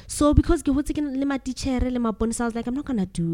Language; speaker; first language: English; non-native, local second language; Southern Sotho